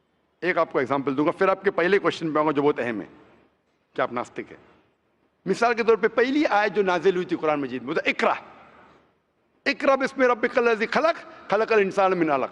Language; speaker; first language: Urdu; non-native, local second language; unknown